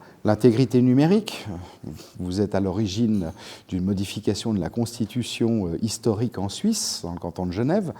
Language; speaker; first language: French; native; French